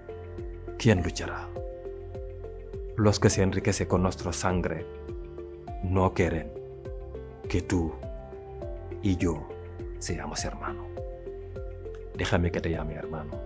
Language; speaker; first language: Spanish; non-native, fluent; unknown